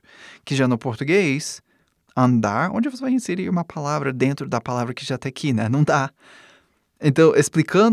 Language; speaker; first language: Portuguese; non-native, fluent; English